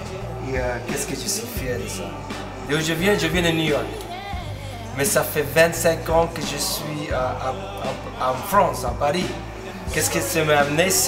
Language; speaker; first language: French; non-native, fluent; English